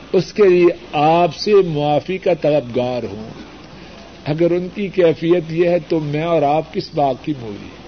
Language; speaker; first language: Urdu; non-native, local second language; Punjabi